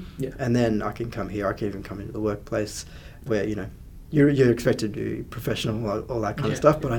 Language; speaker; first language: English; native; English